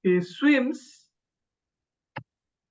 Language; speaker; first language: English; non-native, learner; Indonesian